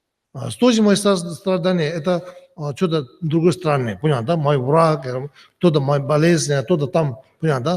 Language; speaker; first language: Russian; non-native, learner; Tibetan